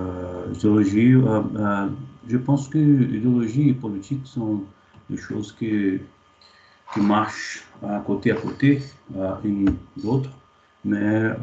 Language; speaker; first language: French; non-native, fluent; Portuguese